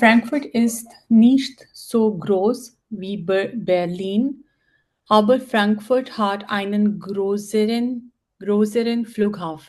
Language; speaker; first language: German; non-native, learner; Hindi